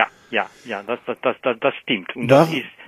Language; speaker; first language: German; non-native, learner; Dutch